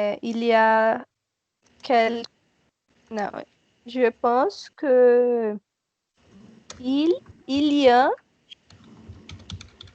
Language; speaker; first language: French; non-native, learner; Portuguese